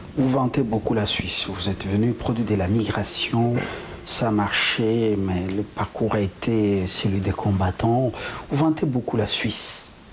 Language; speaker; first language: French; non-native, local second language; Lingala